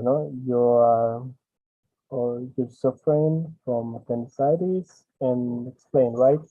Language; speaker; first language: English; non-native, learner; Spanish